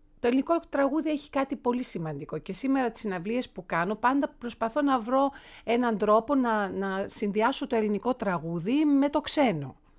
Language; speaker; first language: Greek; early bilingual, heritage; Greek